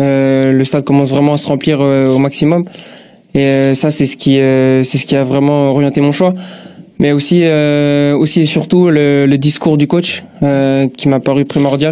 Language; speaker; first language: French; native; French